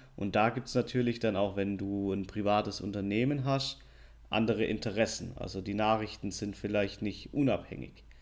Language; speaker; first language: German; native; German